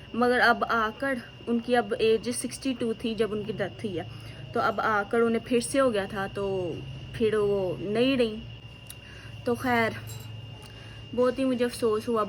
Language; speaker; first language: Hindi; native; Hindi